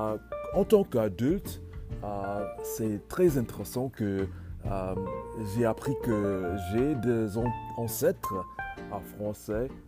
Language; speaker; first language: French; non-native, learner; English